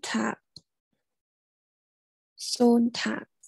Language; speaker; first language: German; non-native, learner; Thai